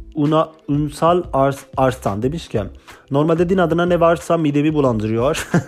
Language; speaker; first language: Turkish; non-native, local second language; Kurdish